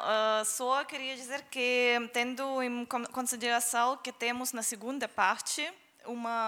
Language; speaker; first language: Portuguese; non-native, fluent; German